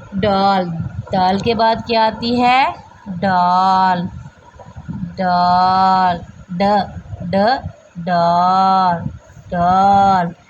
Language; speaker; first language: Urdu; non-native, local second language; Punjabi